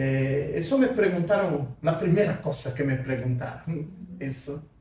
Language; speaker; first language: Spanish; non-native, fluent; Portuguese